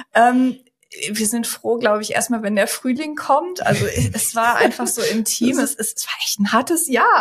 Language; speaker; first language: German; native; German